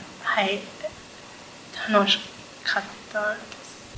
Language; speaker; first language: Japanese; non-native, learner; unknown